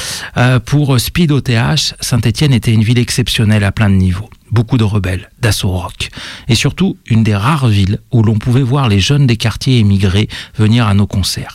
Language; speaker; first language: French; native; French